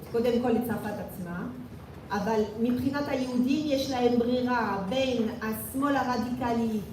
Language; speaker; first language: Hebrew; non-native, fluent; French